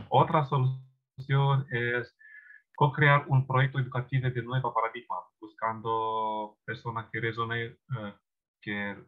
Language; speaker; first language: Spanish; non-native, learner; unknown